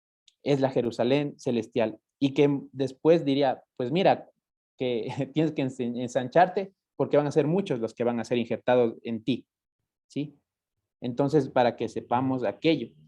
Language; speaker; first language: Spanish; native; Spanish